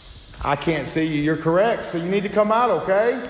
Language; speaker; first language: English; native; English